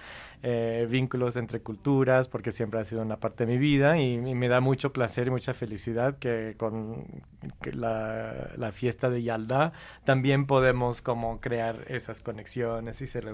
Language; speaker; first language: Spanish; non-native, fluent; English